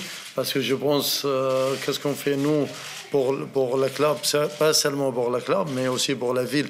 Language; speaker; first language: French; non-native, learner; Arabic